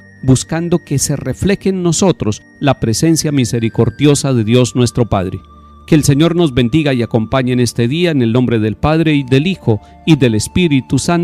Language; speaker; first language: Spanish; native; Spanish